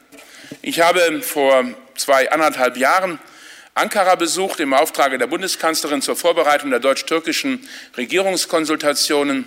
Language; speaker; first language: German; native; German